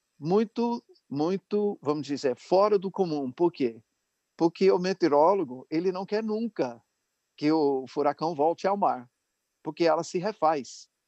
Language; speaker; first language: Portuguese; non-native, fluent; English